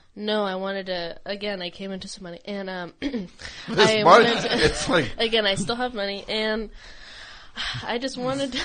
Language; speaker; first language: English; native; English